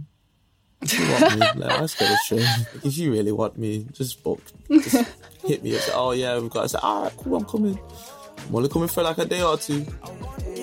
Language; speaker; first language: English; native; English